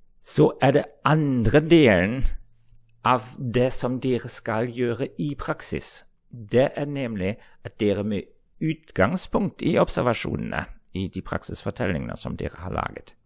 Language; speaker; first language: Norwegian; non-native, fluent; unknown